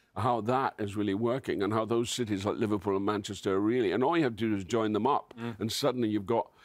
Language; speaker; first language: English; native; English